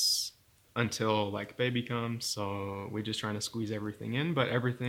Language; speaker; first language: English; native; English